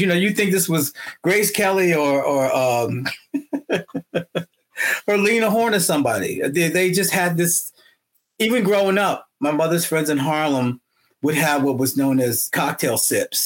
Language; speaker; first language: English; native; English